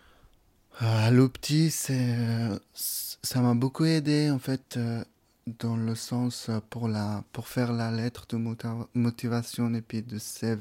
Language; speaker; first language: French; non-native, fluent; Persian